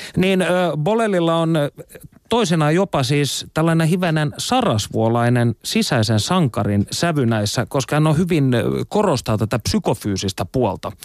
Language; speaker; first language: Finnish; native; Finnish